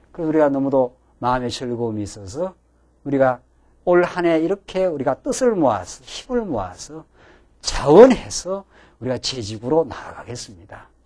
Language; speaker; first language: Korean; native; Korean